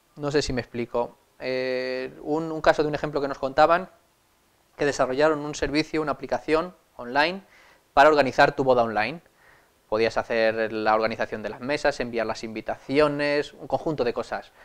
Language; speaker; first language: Spanish; native; Spanish